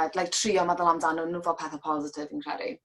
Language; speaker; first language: Welsh; native; Welsh